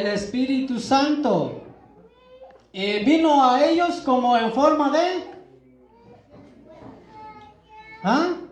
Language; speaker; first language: Spanish; non-native, local second language; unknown